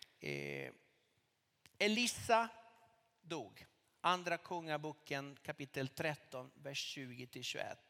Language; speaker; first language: Swedish; non-native, fluent; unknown